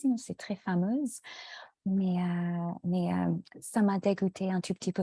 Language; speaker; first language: French; non-native, fluent; English